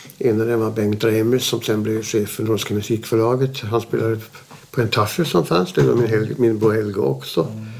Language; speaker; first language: Swedish; early bilingual, other home language; German